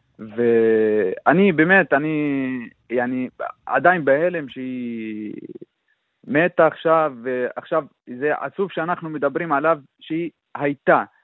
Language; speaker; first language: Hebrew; non-native, local second language; Arabic